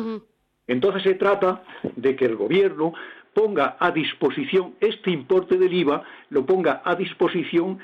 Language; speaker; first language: Spanish; native; Spanish